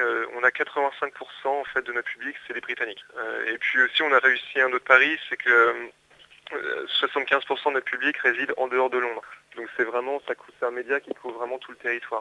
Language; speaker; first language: French; native; French